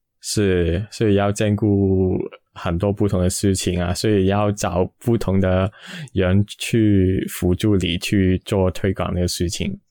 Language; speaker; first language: Chinese; non-native, local second language; Cantonese